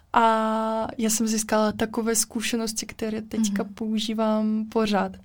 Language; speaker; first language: Czech; non-native, fluent; Russian